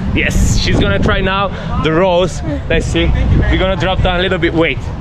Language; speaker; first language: English; non-native, fluent; Turkish